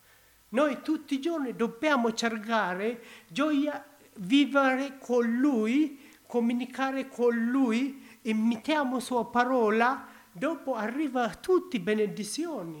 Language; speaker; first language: Italian; non-native, learner; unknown